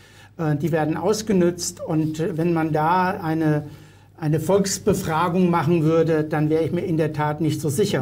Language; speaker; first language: German; native; German